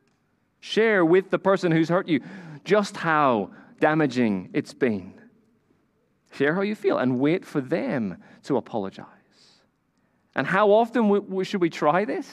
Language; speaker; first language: English; native; English